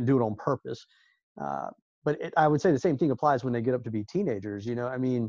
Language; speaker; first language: English; native; English